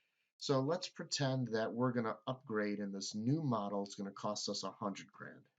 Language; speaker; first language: English; native; English